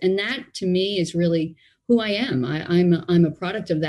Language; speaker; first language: English; native; English